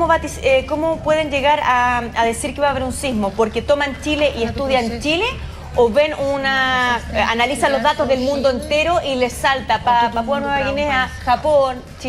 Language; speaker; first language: Spanish; native; Spanish